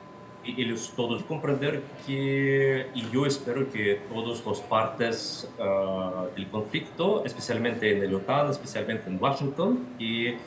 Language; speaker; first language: Spanish; non-native, fluent; Russian